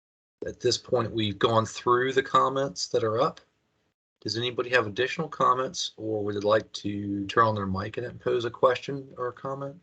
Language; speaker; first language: English; native; English